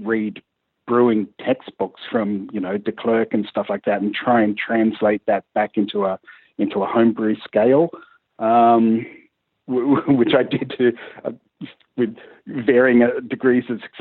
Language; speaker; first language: English; native; English